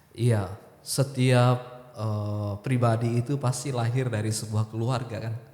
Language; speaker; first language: Indonesian; non-native, local second language; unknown